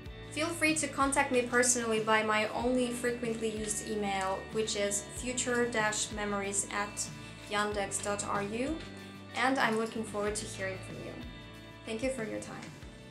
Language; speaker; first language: English; non-native, fluent; Russian